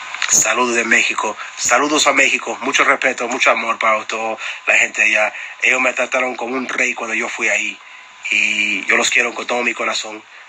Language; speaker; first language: Spanish; early bilingual, heritage; Spanish